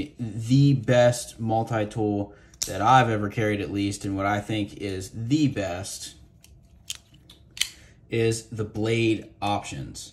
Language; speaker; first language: English; native; English